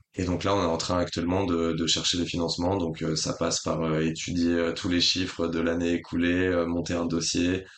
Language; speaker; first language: French; native; French